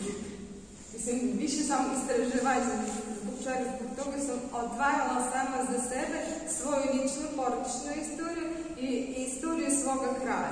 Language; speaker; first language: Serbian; non-native, fluent; Russian